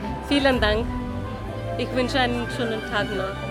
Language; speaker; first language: German; non-native, learner; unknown